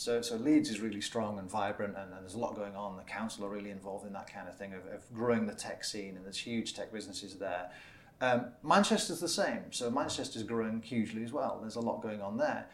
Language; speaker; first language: English; native; English